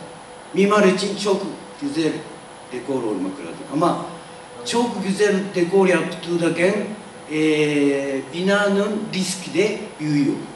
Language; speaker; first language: Turkish; non-native, learner; Japanese